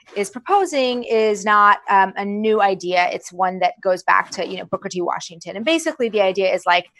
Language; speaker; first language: English; early bilingual, other home language; Persian